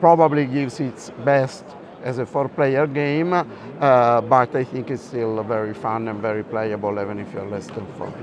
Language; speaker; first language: English; non-native, fluent; Italian